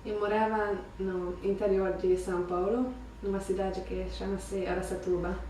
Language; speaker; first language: Portuguese; non-native, fluent; Hungarian